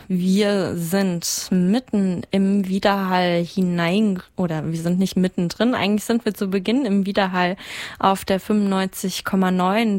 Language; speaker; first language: German; native; German